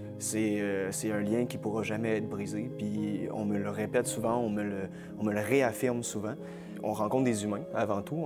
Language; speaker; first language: French; native; French